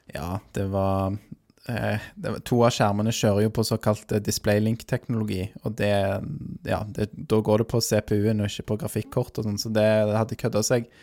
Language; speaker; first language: Norwegian; native; Norwegian